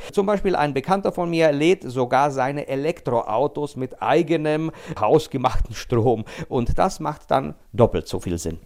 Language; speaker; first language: German; non-native, fluent; Czech